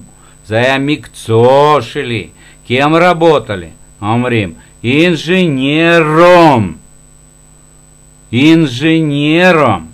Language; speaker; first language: Hebrew; non-native, fluent; Russian